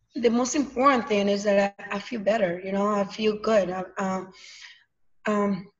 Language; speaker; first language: English; non-native, learner; Spanish